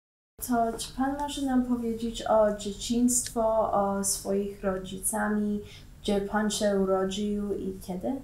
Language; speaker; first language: Polish; early bilingual, heritage; Polish